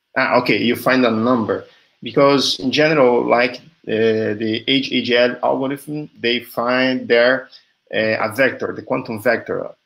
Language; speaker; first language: English; non-native, fluent; Portuguese